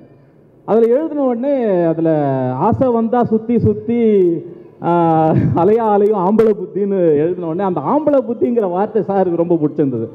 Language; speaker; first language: Tamil; native; Tamil